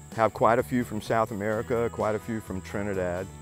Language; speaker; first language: English; native; English